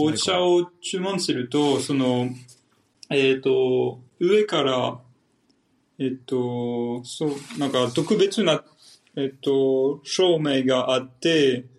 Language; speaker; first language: Japanese; non-native, fluent; French